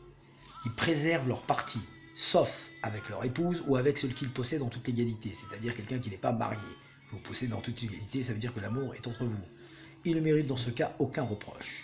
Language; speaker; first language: French; native; French